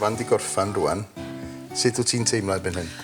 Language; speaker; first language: Welsh; native; Welsh